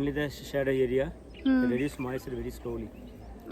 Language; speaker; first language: English; non-native, learner; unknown